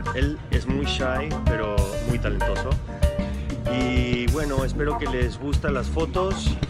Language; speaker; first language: Spanish; early bilingual, heritage; Spanish